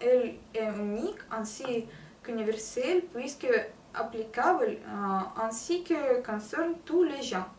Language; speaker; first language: French; non-native, learner; Russian